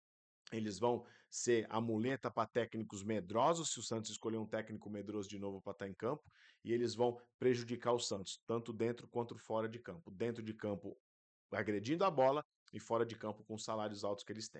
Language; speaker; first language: Portuguese; native; Portuguese